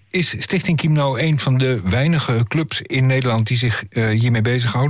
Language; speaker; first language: Dutch; native; Dutch